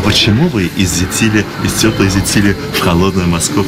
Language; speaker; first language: Russian; early bilingual, heritage; Russian